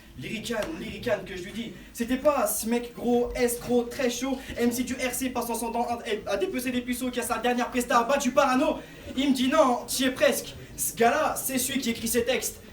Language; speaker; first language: French; native; French